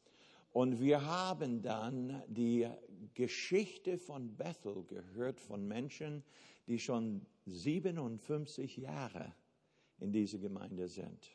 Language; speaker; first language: German; non-native, fluent; English